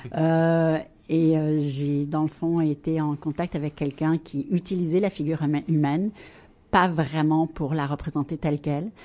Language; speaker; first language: French; native; French